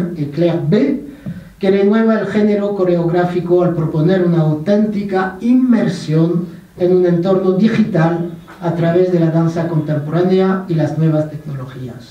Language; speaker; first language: Spanish; non-native, fluent; French